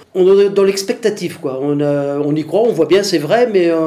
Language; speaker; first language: French; non-native, fluent; Vietnamese